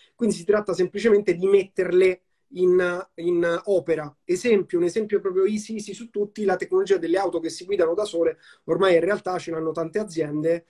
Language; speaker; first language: Italian; native; Italian